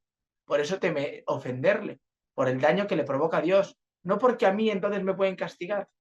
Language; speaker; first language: Spanish; native; Spanish